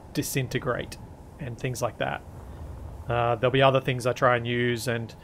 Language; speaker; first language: English; native; English